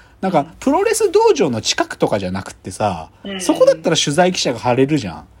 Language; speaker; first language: Japanese; native; Japanese